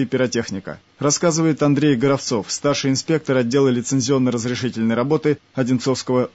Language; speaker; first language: Russian; native; Russian